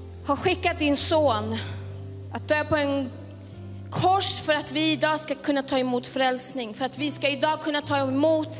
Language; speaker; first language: Swedish; early bilingual, other home language; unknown